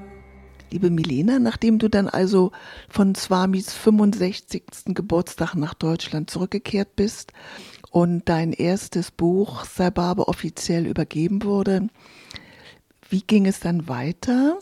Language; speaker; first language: German; native; German